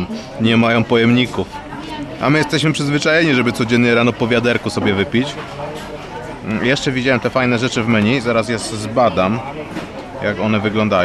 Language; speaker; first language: Polish; native; Polish